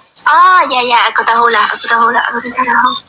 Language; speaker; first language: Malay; non-native, learner; Vietnamese